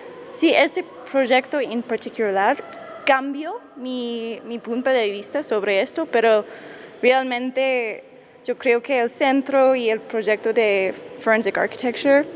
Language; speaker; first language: Spanish; non-native, fluent; English